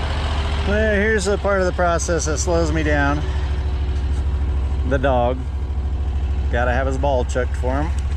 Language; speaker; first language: English; native; English